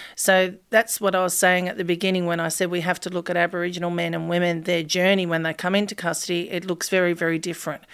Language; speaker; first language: English; native; English